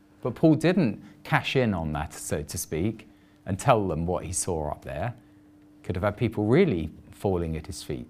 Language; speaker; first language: English; native; English